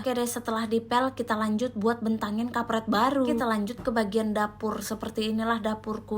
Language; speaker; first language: Indonesian; native; Indonesian